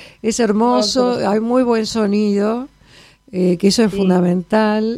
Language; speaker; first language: Spanish; native; Spanish